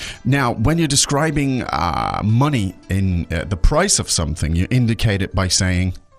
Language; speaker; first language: English; native; English